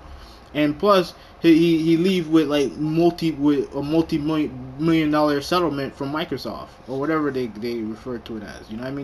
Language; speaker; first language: English; native; English